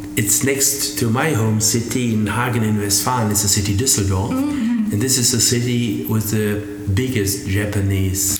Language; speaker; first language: English; non-native, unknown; German